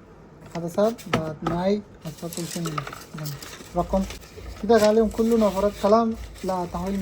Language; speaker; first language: Arabic; non-native, learner; Bangla